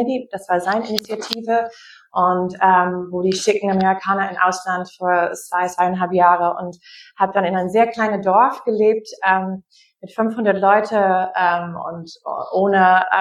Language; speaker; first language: German; non-native, fluent; English